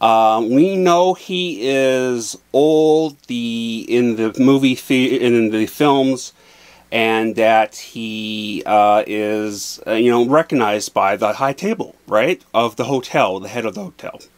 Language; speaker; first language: English; native; English